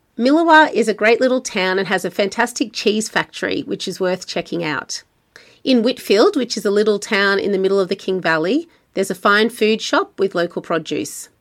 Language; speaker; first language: English; native; English